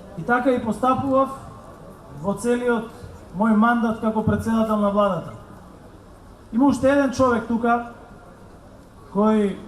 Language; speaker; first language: Macedonian; native; Macedonian